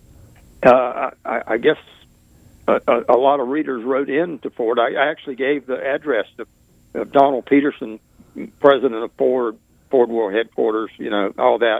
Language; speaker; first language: English; native; English